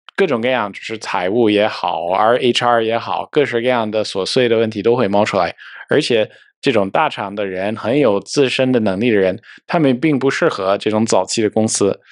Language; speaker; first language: Chinese; non-native, fluent; English